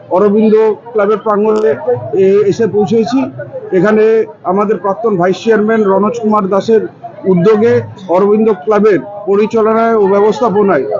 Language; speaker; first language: Bangla; native; Bangla